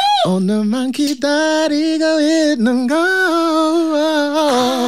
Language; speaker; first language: Korean; non-native, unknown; English